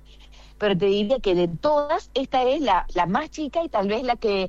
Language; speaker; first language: Spanish; native; Spanish